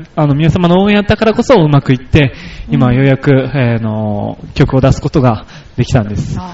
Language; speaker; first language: Japanese; early bilingual, other home language; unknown